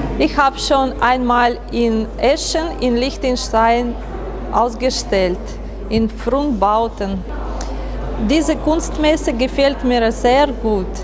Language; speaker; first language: German; non-native, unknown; Russian